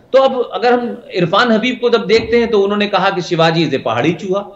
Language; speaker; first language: Hindi; native; Hindi